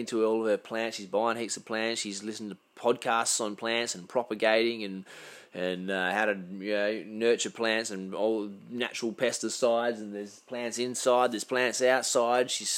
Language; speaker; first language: English; native; English